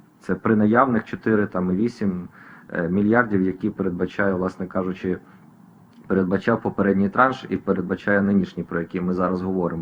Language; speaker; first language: Ukrainian; native; Ukrainian